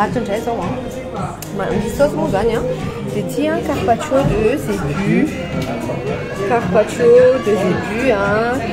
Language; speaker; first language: French; non-native, local second language; Malagasy